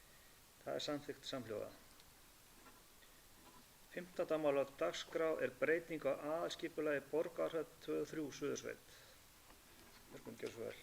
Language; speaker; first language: Icelandic; native; Icelandic